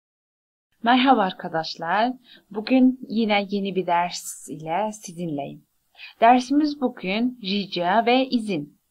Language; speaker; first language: Turkish; non-native, fluent; Persian